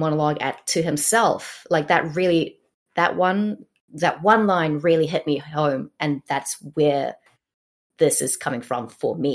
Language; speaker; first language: English; native; English